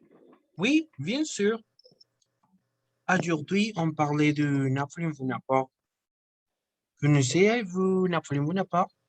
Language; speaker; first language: French; non-native, learner; Spanish